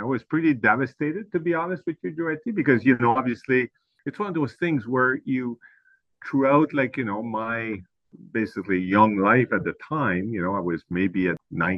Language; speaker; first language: English; non-native, fluent; French